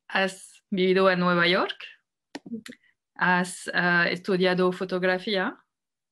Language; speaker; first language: Spanish; non-native, fluent; French